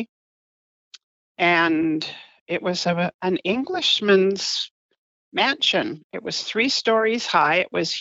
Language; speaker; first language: English; native; English